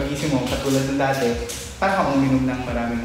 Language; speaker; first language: Filipino; native; Filipino